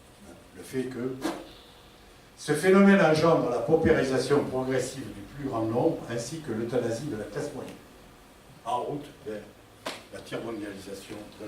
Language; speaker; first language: French; native; French